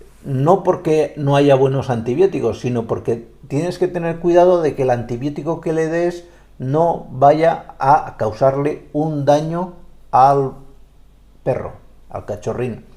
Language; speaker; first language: Spanish; native; Spanish